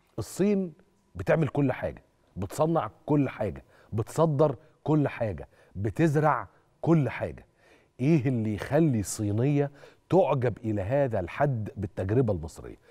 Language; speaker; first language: Arabic; native; Arabic